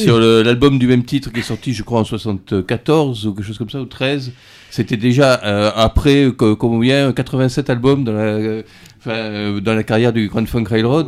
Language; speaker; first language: French; native; French